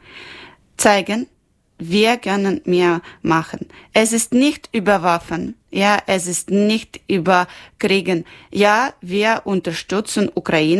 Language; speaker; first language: German; non-native, learner; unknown